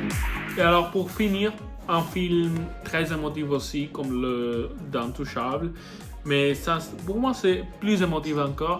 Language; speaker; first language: French; non-native, learner; Spanish